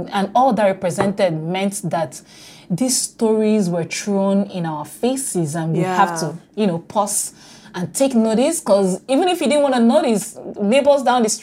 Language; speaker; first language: English; non-native, local second language; Igbo